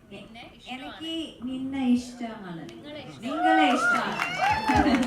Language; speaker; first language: Malayalam; non-native, learner; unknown